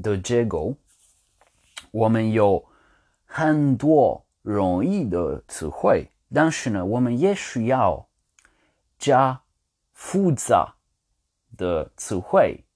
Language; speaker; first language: Chinese; non-native, learner; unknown